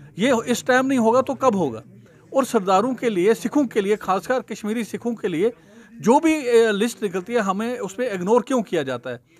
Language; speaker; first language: Hindi; non-native, local second language; Punjabi